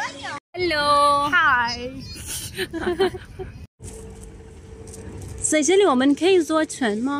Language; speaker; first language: Chinese; non-native, fluent; Urdu